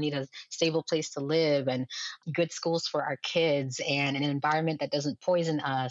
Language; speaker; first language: English; early bilingual, other home language; Lingala